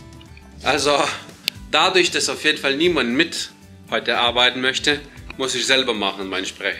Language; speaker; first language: German; non-native, fluent; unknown